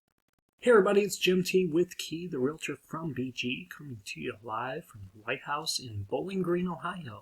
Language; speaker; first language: English; native; English